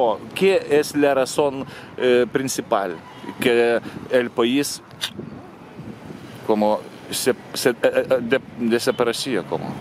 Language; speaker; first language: Spanish; non-native, learner; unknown